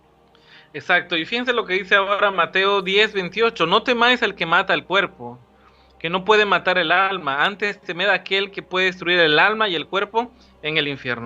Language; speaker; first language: Spanish; native; Spanish